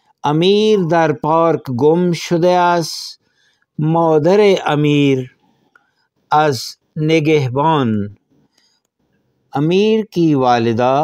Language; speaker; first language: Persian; non-native, fluent; Urdu